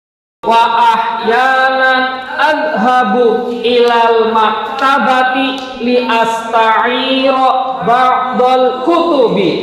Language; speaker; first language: Arabic; non-native, fluent; Indonesian